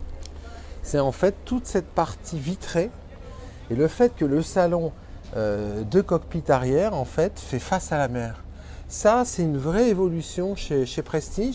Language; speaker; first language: French; native; French